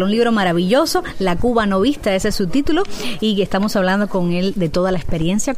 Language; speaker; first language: Spanish; native; Spanish